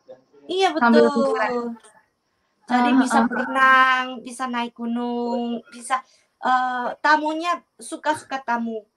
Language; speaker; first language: Indonesian; non-native, fluent; Korean